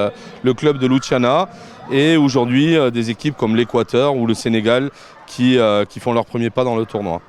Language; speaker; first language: French; native; French